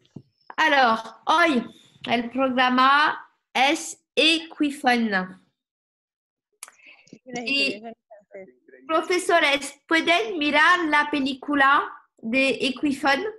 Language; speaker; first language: Spanish; non-native, learner; French